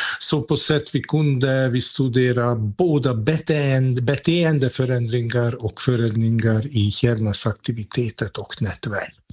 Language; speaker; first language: Swedish; non-native, fluent; Hungarian